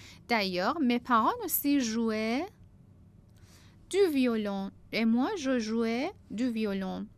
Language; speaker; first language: French; non-native, fluent; Persian